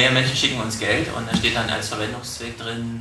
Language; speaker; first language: German; native; German